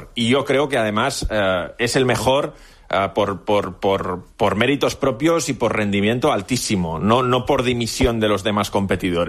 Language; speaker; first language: Spanish; native; Spanish